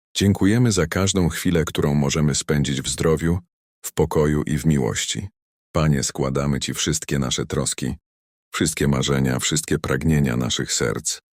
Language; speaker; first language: Polish; native; Polish